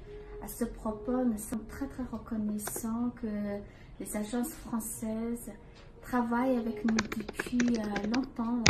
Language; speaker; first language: French; non-native, fluent; Mongolian